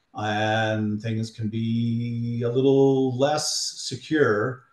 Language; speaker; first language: English; native; English